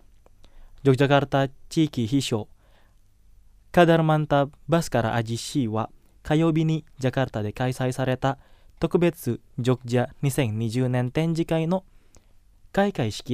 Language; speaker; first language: Japanese; non-native, fluent; Indonesian